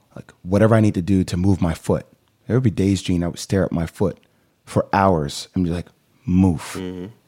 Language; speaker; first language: English; native; English